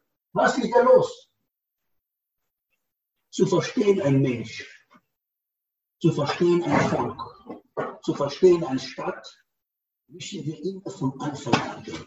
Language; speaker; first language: German; non-native, learner; Hebrew